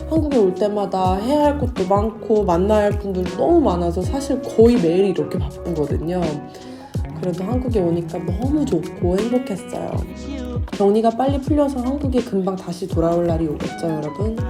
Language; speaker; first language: Korean; native; Korean